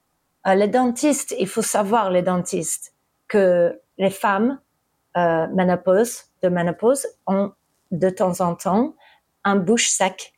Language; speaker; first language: French; early bilingual, heritage; English